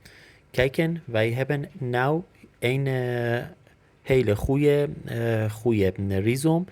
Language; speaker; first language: Dutch; non-native, learner; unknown